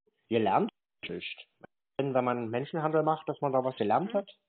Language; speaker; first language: German; native; German